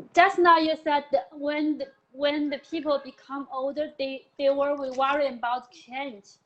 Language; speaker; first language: English; non-native, learner; Chinese